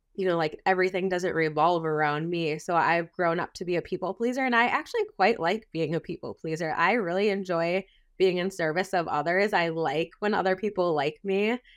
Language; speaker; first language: English; native; English